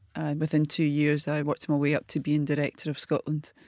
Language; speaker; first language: English; native; English